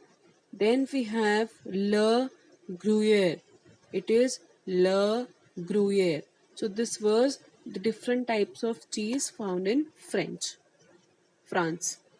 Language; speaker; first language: English; non-native, local second language; Hindi